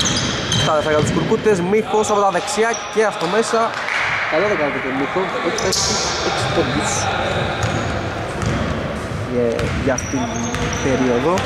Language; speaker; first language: Greek; native; Greek